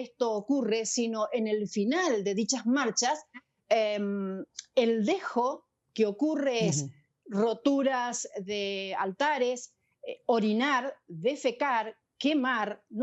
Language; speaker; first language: Spanish; native; Spanish